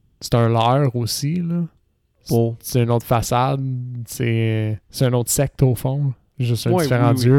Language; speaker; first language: French; native; French